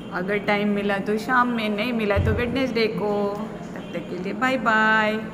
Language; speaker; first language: Hindi; native; Hindi